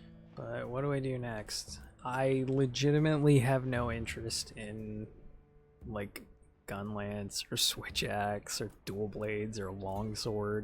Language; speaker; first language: English; native; English